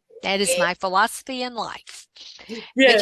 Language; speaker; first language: English; native; English